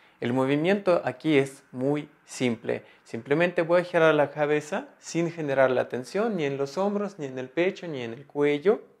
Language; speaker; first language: Spanish; non-native, fluent; Russian